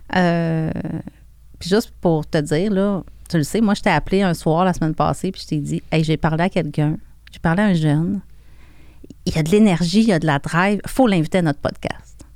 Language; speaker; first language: French; native; French